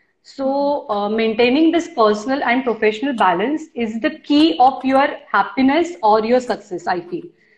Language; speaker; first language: English; non-native, local second language; Marathi